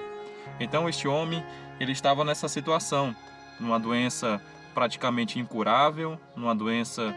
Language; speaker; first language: Portuguese; native; Portuguese